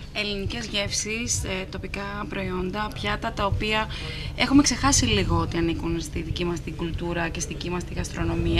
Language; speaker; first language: Greek; native; Greek